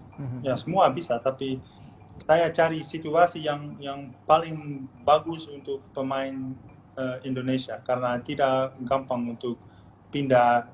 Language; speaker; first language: Indonesian; non-native, fluent; Dutch